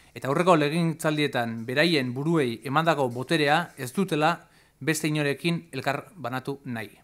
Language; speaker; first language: Basque; native; Basque